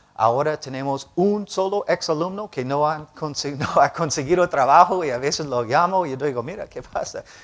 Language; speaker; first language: Spanish; non-native, fluent; English